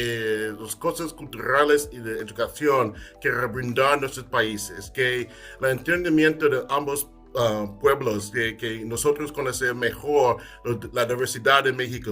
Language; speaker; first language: Spanish; non-native, fluent; English